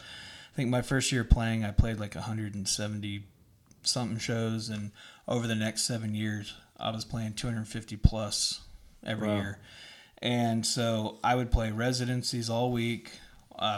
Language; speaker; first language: English; native; English